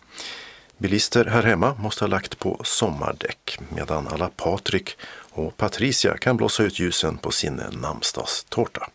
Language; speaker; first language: Swedish; native; Swedish